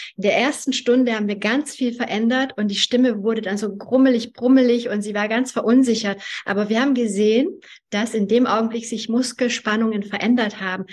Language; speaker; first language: German; early bilingual, other home language; Hungarian